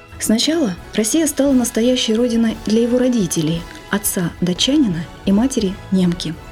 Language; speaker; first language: Russian; native; Russian